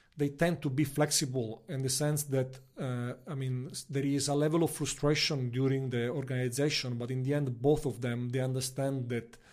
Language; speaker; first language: English; non-native, fluent; Italian